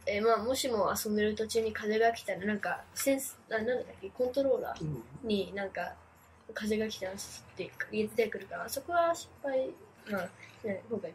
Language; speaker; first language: Japanese; early bilingual, heritage; Japanese